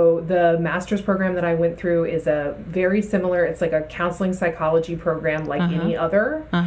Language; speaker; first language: English; native; English